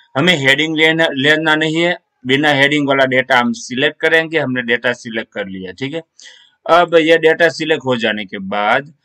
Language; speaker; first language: Hindi; non-native, local second language; Gujarati